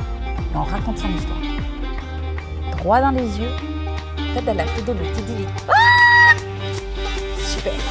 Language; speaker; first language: French; native; French